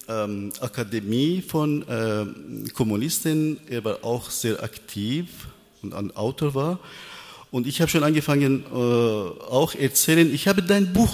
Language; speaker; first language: German; non-native, learner; Persian